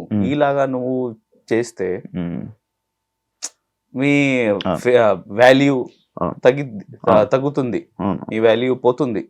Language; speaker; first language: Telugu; non-native, learner; Hindi